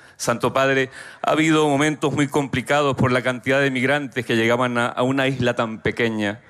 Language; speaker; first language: Spanish; native; Spanish